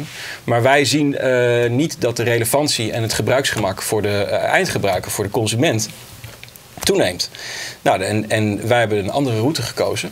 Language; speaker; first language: Dutch; native; Dutch